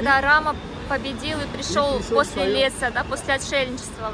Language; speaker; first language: Russian; native; Russian